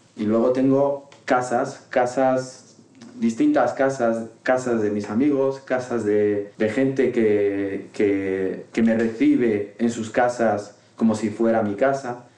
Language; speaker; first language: Spanish; non-native, local second language; Arabic